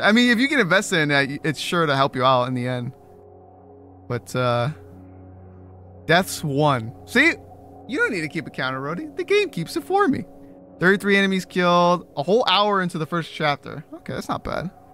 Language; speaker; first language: English; native; English